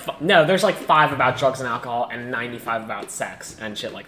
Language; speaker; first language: English; native; English